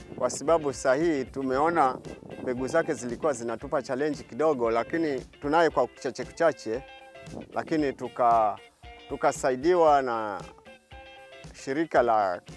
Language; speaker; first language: Swahili; native; Swahili